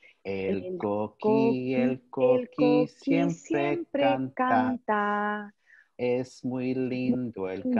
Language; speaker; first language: Spanish; early bilingual, heritage; English